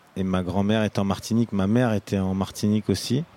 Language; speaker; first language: French; native; French